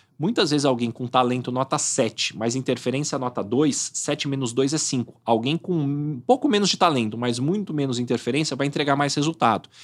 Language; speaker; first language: Portuguese; native; Portuguese